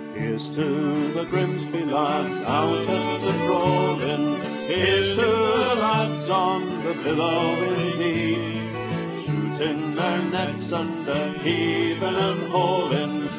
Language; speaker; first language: English; native; English